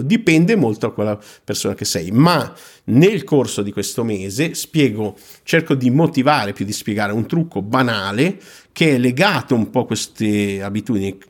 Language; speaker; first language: Italian; native; Italian